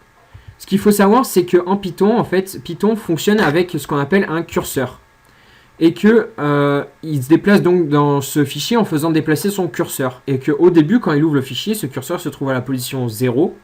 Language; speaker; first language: French; native; French